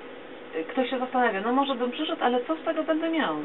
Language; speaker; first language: Polish; native; Polish